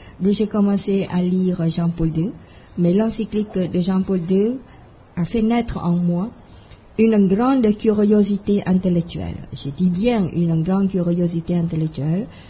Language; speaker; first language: French; non-native, fluent; Khmer